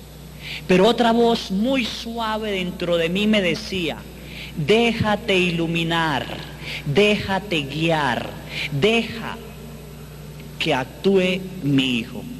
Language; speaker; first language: Spanish; native; Spanish